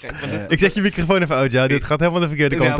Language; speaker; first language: Dutch; native; Dutch